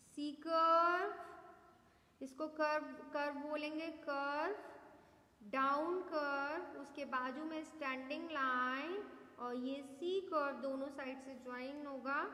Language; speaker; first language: Hindi; native; Hindi